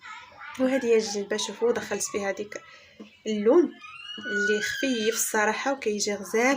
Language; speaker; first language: Arabic; native; Arabic